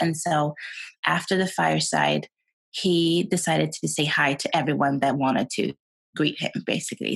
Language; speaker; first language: English; non-native, fluent; Swedish